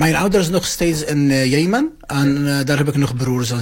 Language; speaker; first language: Dutch; non-native, fluent; Arabic